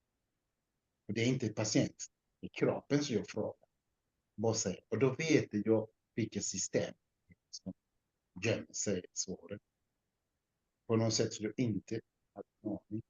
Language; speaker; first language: Swedish; non-native, learner; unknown